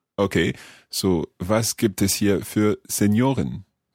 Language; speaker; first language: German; non-native, learner; English